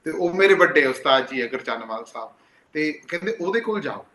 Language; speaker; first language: Punjabi; early bilingual, heritage; Punjabi